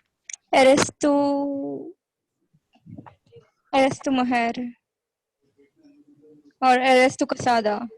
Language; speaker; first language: Spanish; non-native, learner; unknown